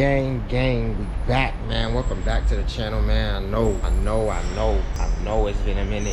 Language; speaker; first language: English; native; English